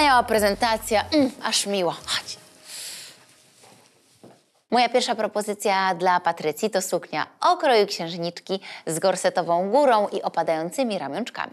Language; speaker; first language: Polish; native; Polish